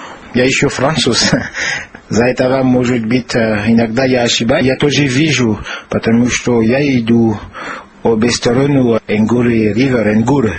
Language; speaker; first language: Russian; non-native, learner; French